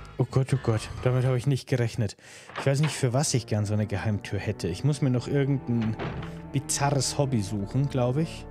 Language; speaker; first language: German; native; German